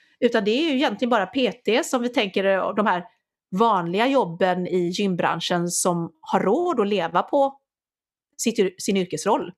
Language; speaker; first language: Swedish; native; Swedish